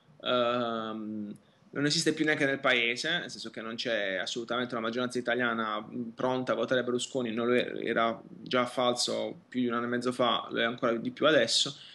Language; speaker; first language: Italian; native; Italian